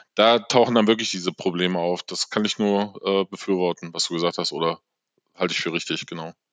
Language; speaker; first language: German; native; German